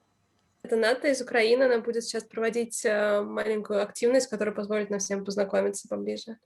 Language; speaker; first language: Russian; native; Russian